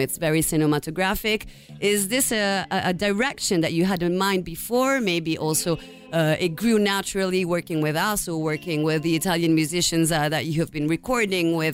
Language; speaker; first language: English; non-native, fluent; Italian